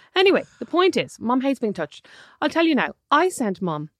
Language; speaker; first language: English; native; English